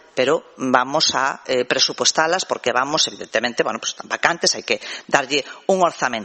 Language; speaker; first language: Spanish; non-native, local second language; Galician